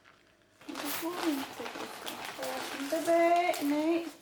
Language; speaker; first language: Swedish; non-native, local second language; Filipino